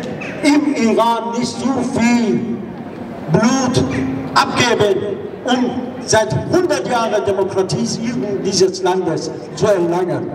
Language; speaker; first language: German; non-native, fluent; Persian